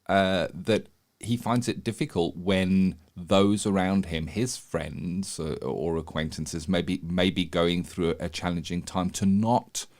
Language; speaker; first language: English; native; English